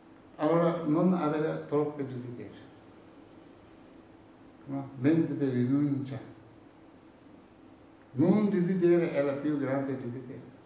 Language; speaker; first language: Italian; non-native, learner; Tibetan